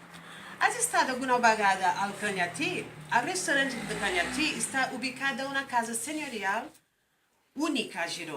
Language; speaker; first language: Catalan; non-native, learner; Portuguese